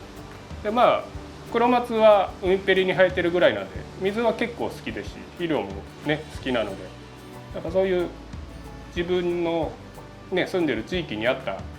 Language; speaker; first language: Japanese; native; Japanese